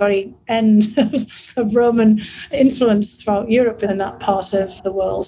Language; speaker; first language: English; native; English